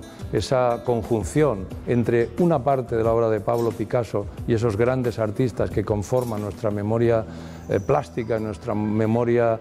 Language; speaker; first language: Spanish; native; Spanish